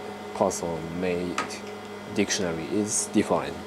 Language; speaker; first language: English; non-native, learner; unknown